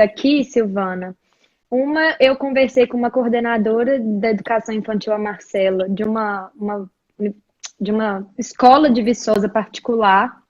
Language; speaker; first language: Portuguese; native; Portuguese